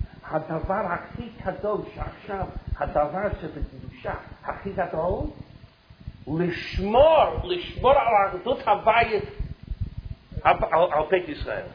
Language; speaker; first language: Hebrew; non-native, fluent; English